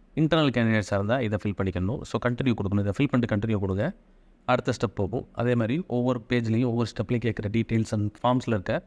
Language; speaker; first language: Tamil; native; Tamil